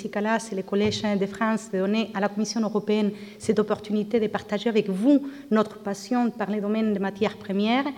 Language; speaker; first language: French; non-native, fluent; Spanish